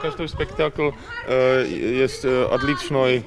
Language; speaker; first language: Russian; non-native, learner; Czech